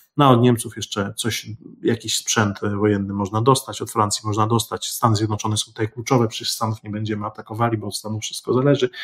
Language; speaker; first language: Polish; native; Polish